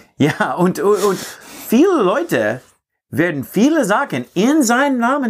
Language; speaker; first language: German; non-native, fluent; English